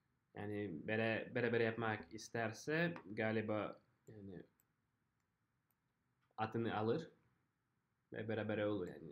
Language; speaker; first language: Turkish; non-native, fluent; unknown